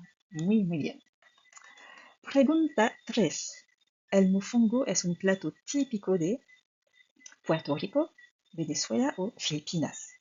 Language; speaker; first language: Spanish; non-native, fluent; French